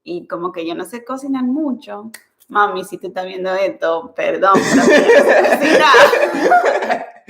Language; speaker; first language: Spanish; early bilingual, other home language; English